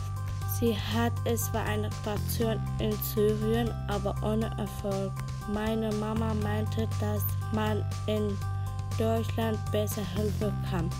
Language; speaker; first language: German; early bilingual, other home language; Arabic